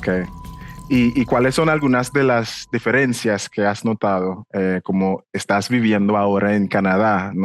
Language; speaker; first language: Spanish; non-native, fluent; English